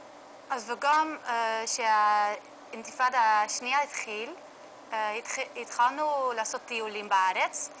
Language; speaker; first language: Hebrew; non-native, learner; Dutch